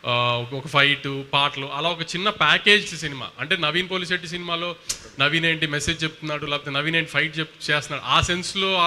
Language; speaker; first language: Telugu; native; Telugu